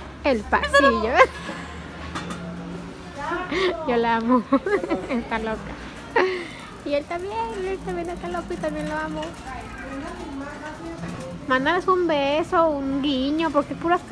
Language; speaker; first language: Spanish; native; Spanish